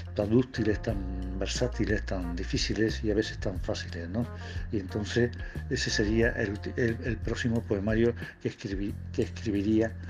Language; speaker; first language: Spanish; native; Spanish